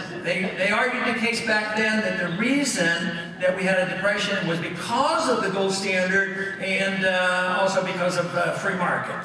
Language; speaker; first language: English; native; English